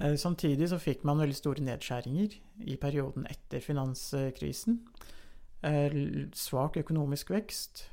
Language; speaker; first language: Norwegian; native; Norwegian